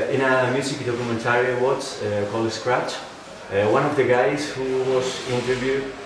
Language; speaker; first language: English; non-native, learner; Spanish